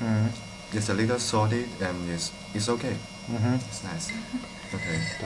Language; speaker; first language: English; non-native, learner; Chinese